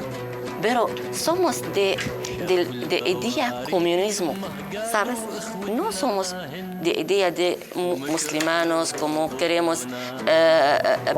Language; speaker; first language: Spanish; non-native, learner; Arabic